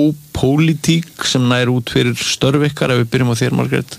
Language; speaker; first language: Icelandic; native; Icelandic